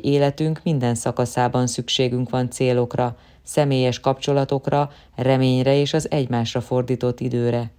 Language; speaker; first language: Hungarian; native; Hungarian